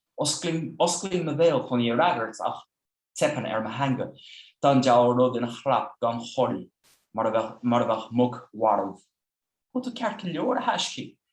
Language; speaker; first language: Irish; non-native, fluent; Dutch